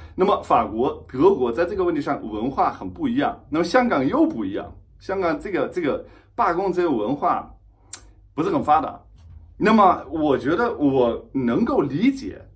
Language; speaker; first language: Chinese; non-native, fluent; German